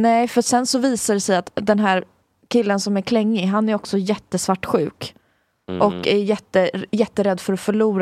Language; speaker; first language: Swedish; native; Swedish